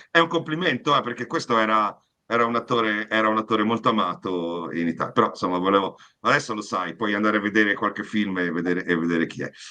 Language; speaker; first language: Italian; native; Italian